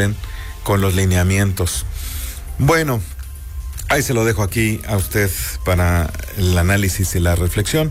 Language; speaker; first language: Spanish; native; Spanish